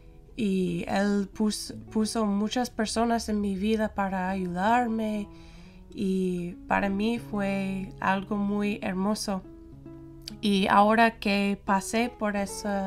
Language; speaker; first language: Spanish; non-native, fluent; English